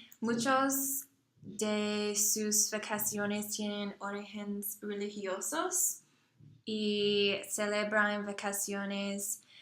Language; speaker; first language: Spanish; non-native, learner; English